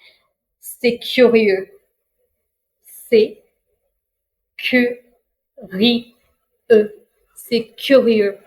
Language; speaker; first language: French; non-native, fluent; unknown